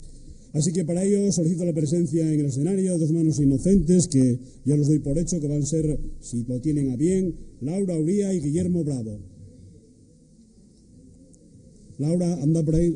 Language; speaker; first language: Spanish; native; Spanish